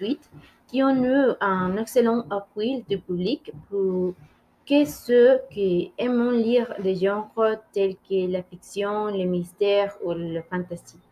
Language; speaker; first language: French; non-native, learner; Spanish